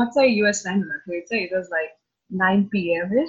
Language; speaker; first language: English; non-native, local second language; Nepali